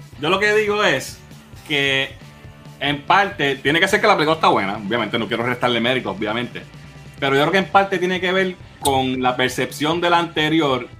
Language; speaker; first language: Spanish; native; Spanish